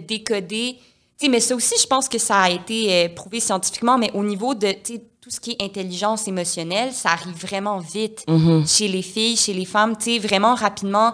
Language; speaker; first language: French; native; French